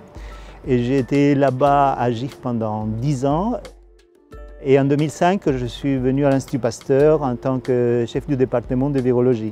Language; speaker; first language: French; non-native, fluent; Spanish